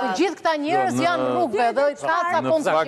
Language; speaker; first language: Albanian; native; Albanian